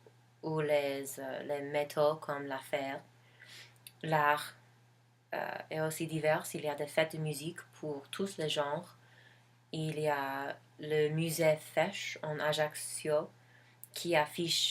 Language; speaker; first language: French; non-native, learner; English